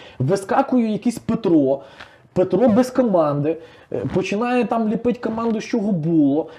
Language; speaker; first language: Ukrainian; native; Ukrainian